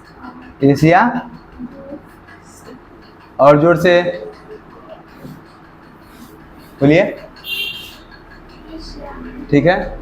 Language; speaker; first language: Hindi; native; Hindi